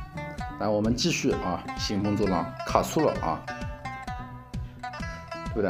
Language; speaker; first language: Chinese; native; Chinese